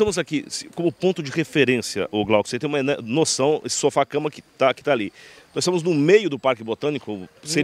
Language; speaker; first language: Portuguese; native; Portuguese